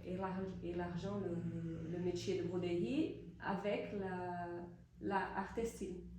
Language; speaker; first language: French; non-native, fluent; Portuguese